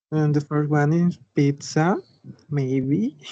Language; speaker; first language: English; non-native, learner; Spanish